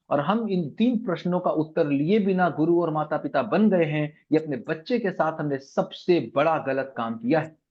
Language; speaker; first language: Hindi; native; Hindi